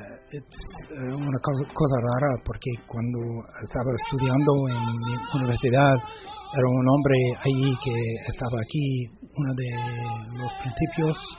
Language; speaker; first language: Spanish; non-native, learner; English